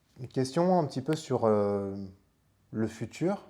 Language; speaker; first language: French; native; French